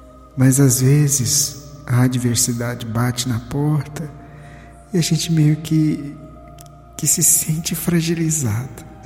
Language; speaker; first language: Portuguese; native; Portuguese